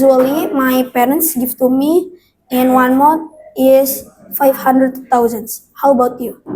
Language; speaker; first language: English; non-native, learner; Indonesian